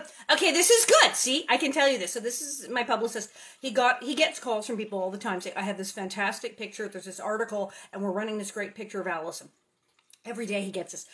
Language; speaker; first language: English; native; English